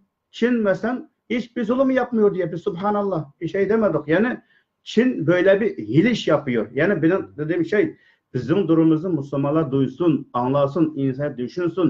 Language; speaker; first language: Turkish; non-native, learner; Uyghur